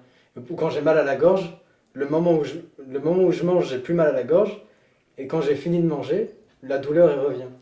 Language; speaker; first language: French; native; French